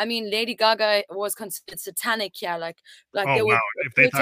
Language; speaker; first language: English; early bilingual, other home language; French